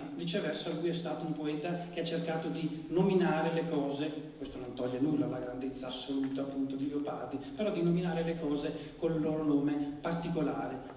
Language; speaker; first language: Italian; native; Italian